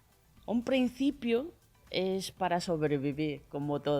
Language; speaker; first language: Spanish; non-native, learner; Chinese